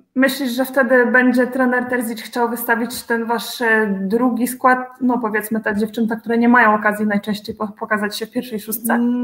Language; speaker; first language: Polish; native; Polish